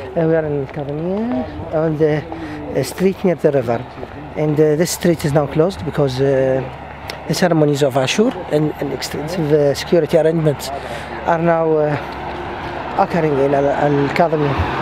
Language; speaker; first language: English; non-native, fluent; Arabic